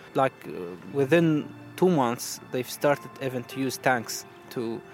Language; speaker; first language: English; non-native, fluent; Arabic